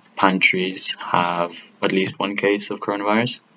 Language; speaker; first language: English; non-native, fluent; Italian